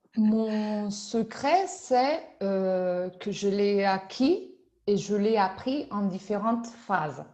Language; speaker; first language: French; non-native, fluent; Spanish